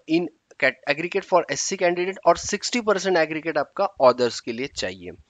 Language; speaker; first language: Hindi; native; Hindi